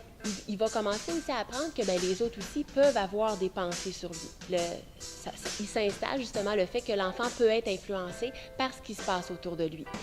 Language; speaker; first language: French; native; French